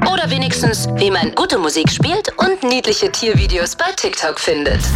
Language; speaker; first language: German; native; German